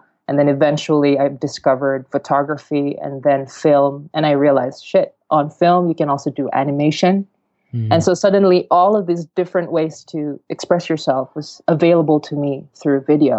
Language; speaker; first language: English; non-native, local second language; Cebuano